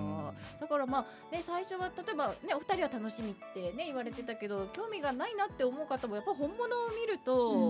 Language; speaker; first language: Japanese; native; Japanese